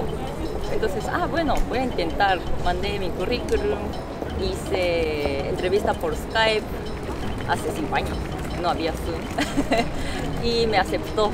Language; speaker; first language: Spanish; non-native, fluent; Japanese